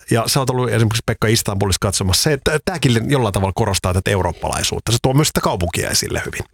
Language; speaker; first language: Finnish; native; Finnish